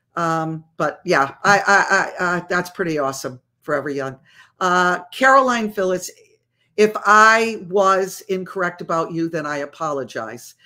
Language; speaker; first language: English; native; English